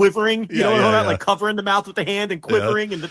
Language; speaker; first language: English; native; English